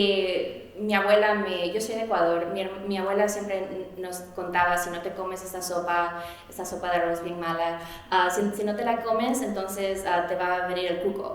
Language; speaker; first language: Spanish; early bilingual, heritage; Spanish